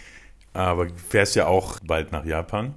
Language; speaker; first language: German; native; German